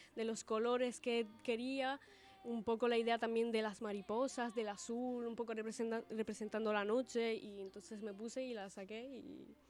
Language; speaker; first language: Spanish; early bilingual, other home language; Italian